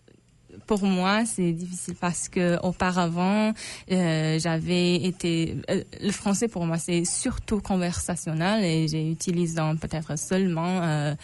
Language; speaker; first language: French; non-native, local second language; English